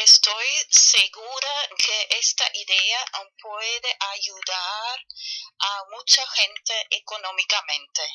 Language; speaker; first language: Spanish; non-native, fluent; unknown